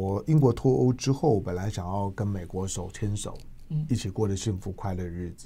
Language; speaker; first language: Chinese; native; Chinese